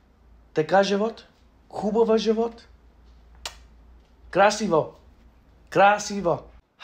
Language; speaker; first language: Bulgarian; non-native, learner; English